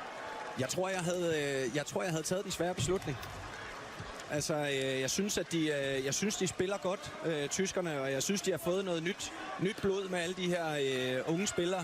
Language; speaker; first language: Danish; native; Danish